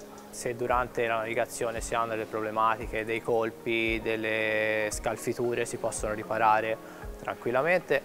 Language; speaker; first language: Italian; native; Italian